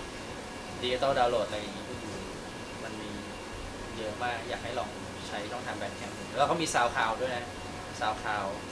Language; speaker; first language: Thai; native; Thai